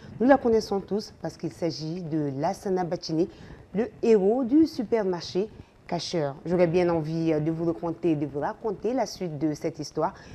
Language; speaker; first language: French; non-native, local second language; Bambara